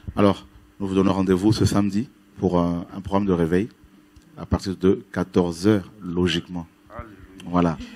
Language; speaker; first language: French; native; French